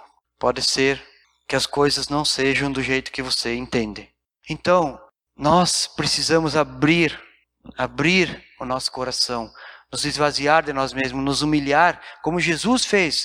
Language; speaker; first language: Portuguese; native; Portuguese